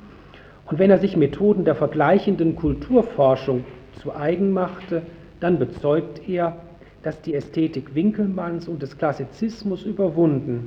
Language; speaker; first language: German; native; German